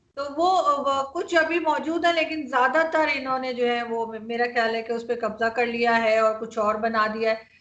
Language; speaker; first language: Urdu; native; Urdu